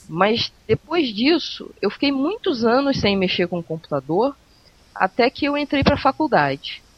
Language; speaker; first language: Portuguese; native; Portuguese